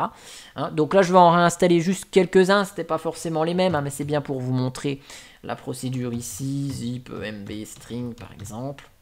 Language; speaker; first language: French; native; French